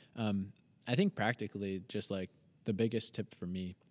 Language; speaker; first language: English; native; English